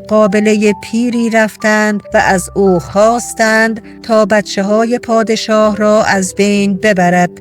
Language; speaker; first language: Persian; native; Persian